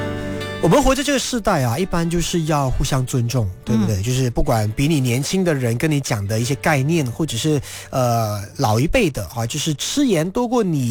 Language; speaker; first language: Chinese; native; Chinese